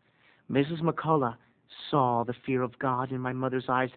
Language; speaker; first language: English; native; English